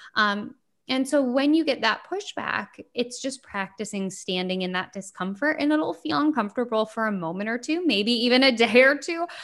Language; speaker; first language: English; native; English